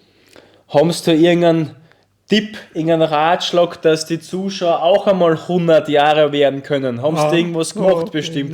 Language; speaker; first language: German; native; German